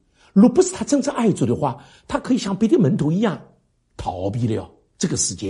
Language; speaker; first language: Chinese; native; Chinese